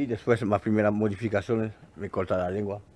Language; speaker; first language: Spanish; non-native, learner; French